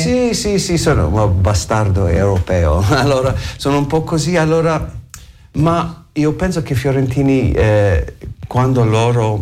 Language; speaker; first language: Italian; non-native, learner; English